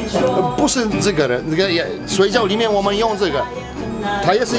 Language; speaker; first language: Chinese; non-native, fluent; Polish